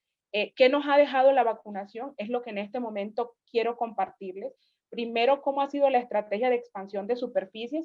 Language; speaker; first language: Spanish; native; Spanish